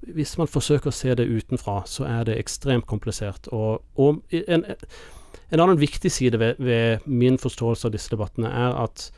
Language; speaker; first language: Norwegian; non-native, fluent; English